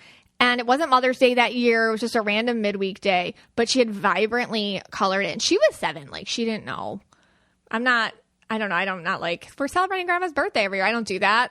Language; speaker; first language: English; native; English